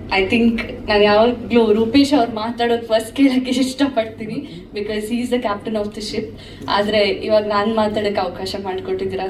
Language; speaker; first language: Kannada; non-native, local second language; Tulu